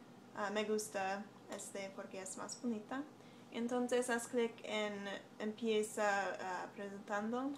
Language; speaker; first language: Spanish; non-native, learner; English